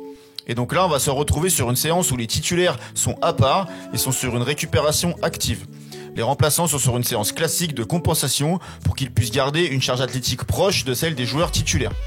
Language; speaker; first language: French; native; French